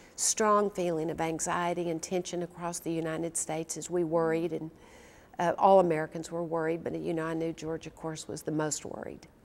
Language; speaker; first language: English; native; English